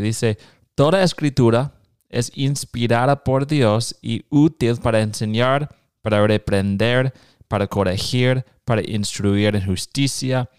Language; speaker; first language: Spanish; non-native, fluent; English